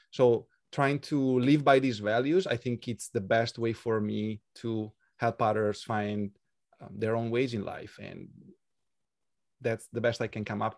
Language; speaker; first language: English; non-native, fluent; Italian